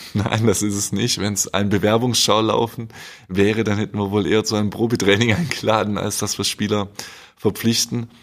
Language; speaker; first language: German; native; German